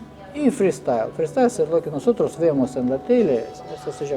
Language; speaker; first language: Spanish; non-native, fluent; Russian